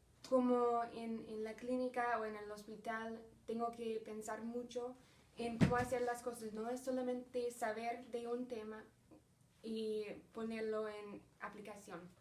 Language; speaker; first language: Spanish; early bilingual, heritage; Spanish